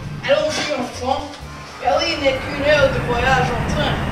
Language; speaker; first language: French; non-native, learner; English